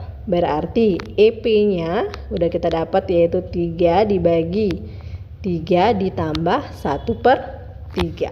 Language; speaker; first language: Indonesian; native; Indonesian